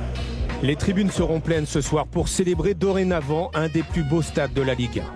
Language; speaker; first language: French; native; French